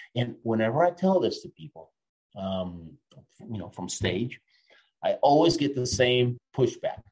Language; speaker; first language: English; early bilingual, other home language; Spanish